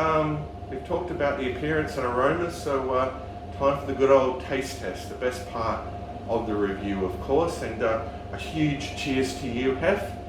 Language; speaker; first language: English; native; English